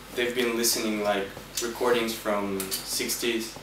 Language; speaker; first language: English; non-native, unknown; Russian